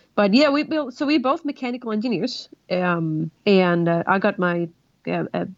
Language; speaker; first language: English; non-native, fluent; Swedish